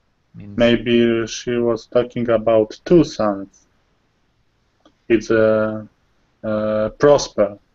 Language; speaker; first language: English; non-native, learner; Polish